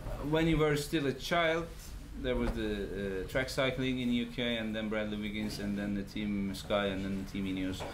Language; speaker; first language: English; non-native, fluent; Turkish